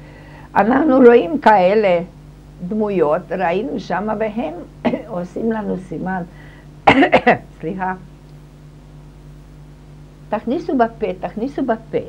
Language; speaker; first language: Hebrew; non-native, fluent; German